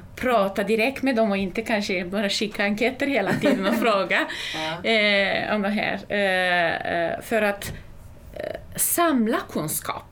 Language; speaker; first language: Swedish; non-native, fluent; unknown